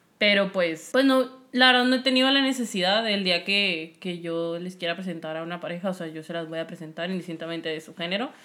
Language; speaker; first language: Spanish; native; Spanish